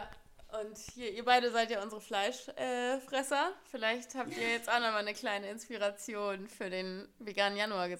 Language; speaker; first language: German; native; German